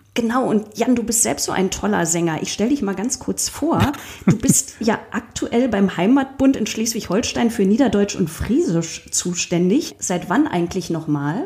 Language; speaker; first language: German; native; German